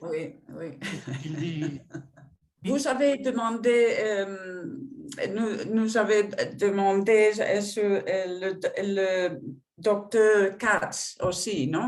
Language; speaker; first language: French; non-native, fluent; Spanish